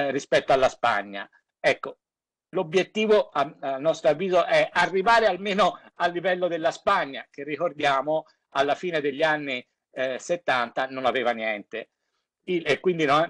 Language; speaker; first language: Italian; native; Italian